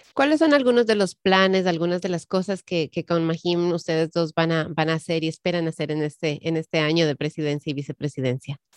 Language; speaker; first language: Spanish; native; Spanish